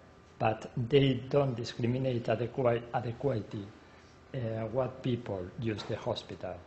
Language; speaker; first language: English; non-native, learner; Spanish